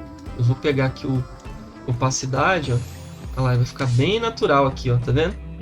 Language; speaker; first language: Portuguese; native; Portuguese